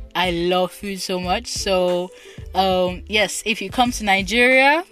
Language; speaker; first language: English; non-native, local second language; Igbo